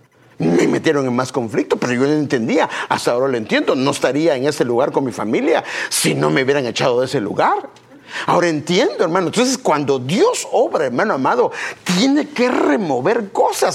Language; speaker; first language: Spanish; native; Spanish